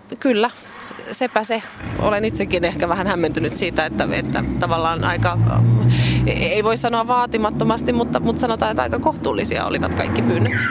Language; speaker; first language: Finnish; native; Finnish